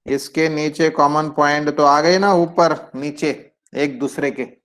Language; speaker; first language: Hindi; non-native, local second language; Marathi